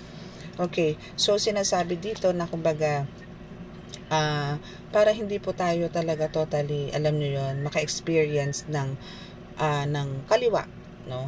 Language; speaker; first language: Filipino; native; Filipino